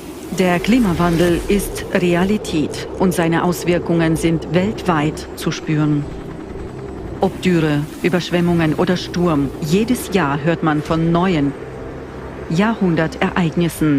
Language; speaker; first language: German; native; German